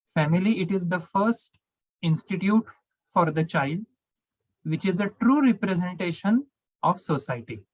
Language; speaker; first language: English; non-native, local second language; Marathi